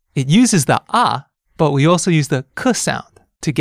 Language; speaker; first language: English; native; English